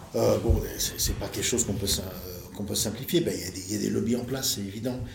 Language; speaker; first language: French; native; French